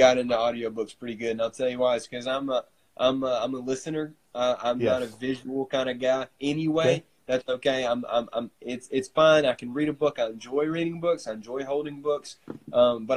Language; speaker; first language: English; native; English